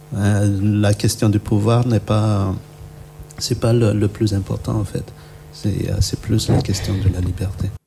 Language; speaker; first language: French; non-native, local second language; Malagasy